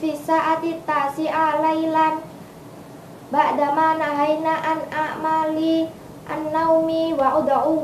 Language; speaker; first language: Arabic; non-native, learner; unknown